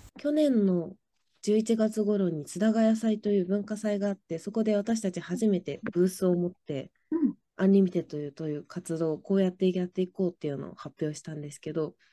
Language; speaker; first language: Japanese; native; Japanese